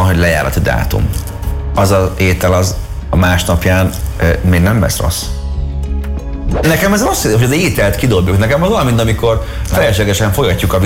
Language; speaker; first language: Hungarian; native; Hungarian